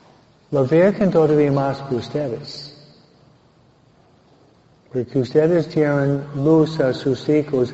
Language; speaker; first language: Spanish; non-native, fluent; English